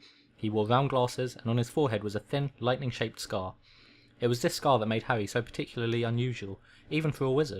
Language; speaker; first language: English; native; English